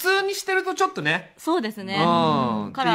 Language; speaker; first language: Japanese; native; Japanese